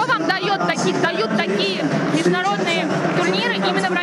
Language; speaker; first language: Russian; native; Russian